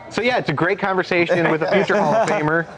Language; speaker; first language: English; native; English